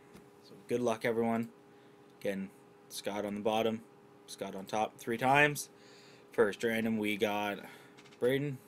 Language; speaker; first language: English; native; English